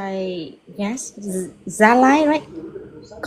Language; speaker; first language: English; non-native, learner; Vietnamese